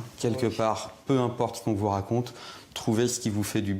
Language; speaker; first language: French; native; French